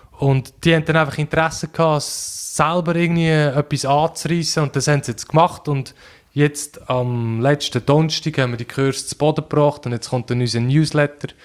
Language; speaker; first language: German; native; German